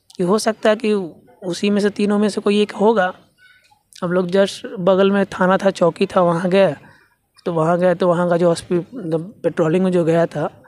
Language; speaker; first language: Hindi; native; Hindi